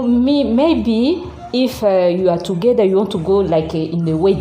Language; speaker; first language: English; non-native, learner; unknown